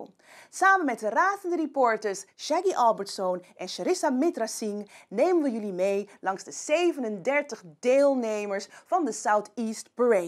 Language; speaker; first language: Dutch; native; Dutch